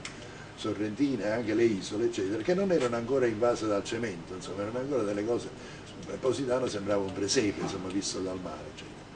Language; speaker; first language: Italian; native; Italian